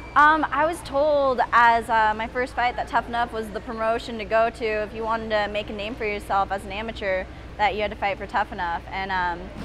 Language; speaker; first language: English; native; English